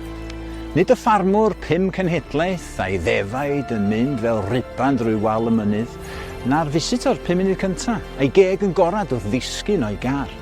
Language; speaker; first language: Welsh; native; Welsh